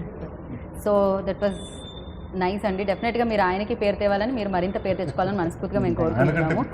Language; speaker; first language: Telugu; native; Telugu